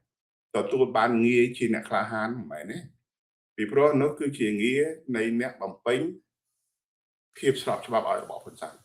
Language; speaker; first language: Khmer; native; Khmer